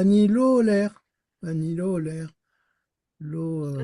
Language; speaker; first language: Hebrew; non-native, learner; French